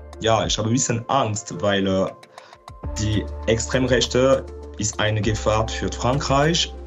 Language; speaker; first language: German; non-native, learner; French